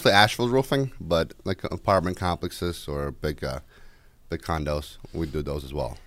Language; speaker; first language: English; non-native, fluent; Ukrainian